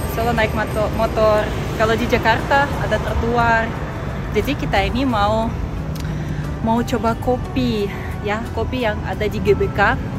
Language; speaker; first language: Indonesian; non-native, fluent; Russian